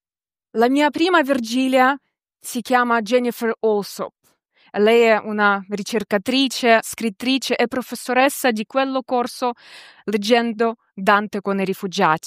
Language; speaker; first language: Italian; non-native, fluent; Ukrainian